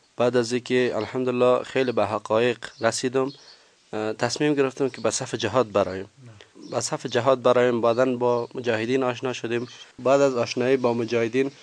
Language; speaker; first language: Persian; native; Persian